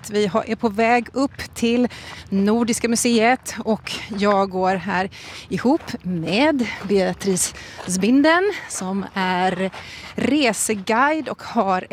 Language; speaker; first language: Swedish; native; Swedish